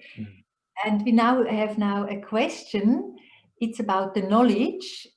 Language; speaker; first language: English; non-native, fluent; German